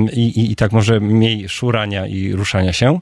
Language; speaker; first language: Polish; native; Polish